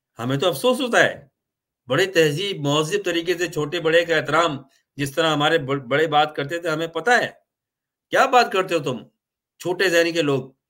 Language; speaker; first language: Urdu; native; Urdu